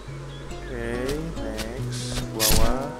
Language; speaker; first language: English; non-native, fluent; Indonesian